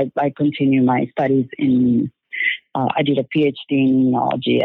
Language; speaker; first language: English; non-native, fluent; Spanish